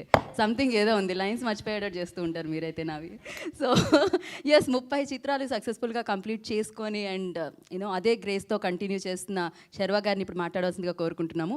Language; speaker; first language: Telugu; native; Telugu